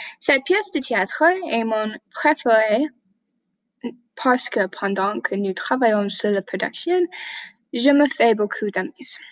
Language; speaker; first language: French; non-native, learner; English